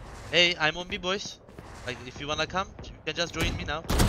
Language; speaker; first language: English; non-native, fluent; Turkish